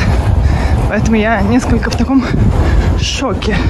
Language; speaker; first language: Russian; native; Russian